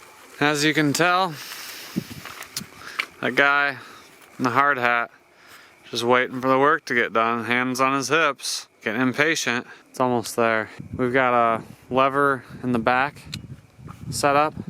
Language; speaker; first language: English; native; English